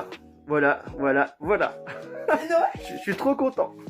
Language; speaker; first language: French; native; French